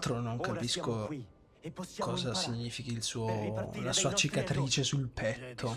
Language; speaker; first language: Italian; native; Italian